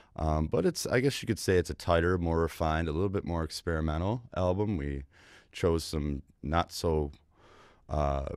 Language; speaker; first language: English; native; English